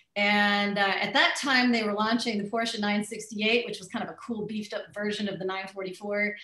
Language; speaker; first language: English; native; English